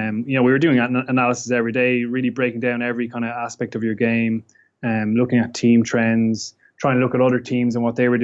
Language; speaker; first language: English; native; English